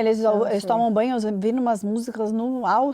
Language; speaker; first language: Portuguese; native; Portuguese